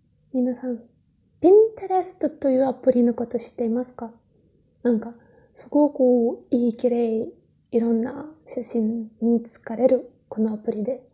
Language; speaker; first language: Japanese; non-native, learner; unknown